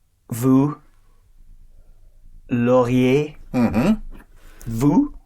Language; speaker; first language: French; non-native, learner; English